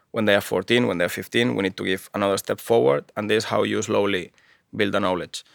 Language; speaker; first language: English; non-native, fluent; Spanish